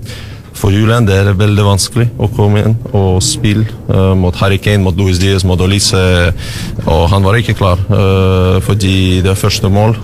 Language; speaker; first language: Norwegian; non-native, learner; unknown